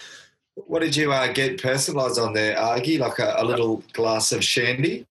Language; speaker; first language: English; native; English